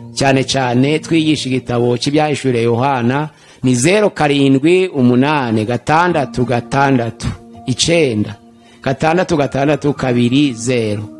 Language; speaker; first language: Kinyarwanda; native; Kinyarwanda